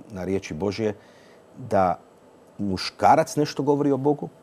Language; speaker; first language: Serbian; early bilingual, heritage; Serbian